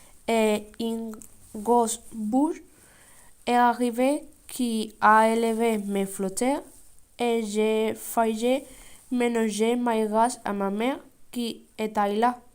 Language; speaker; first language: French; non-native, learner; Spanish